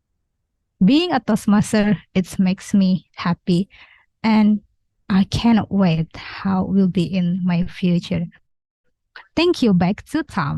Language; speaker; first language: English; non-native, learner; Indonesian